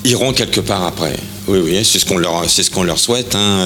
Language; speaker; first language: French; native; French